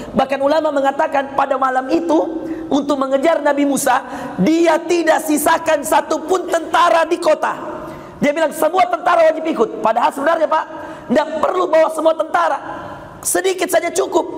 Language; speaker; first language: Indonesian; native; Indonesian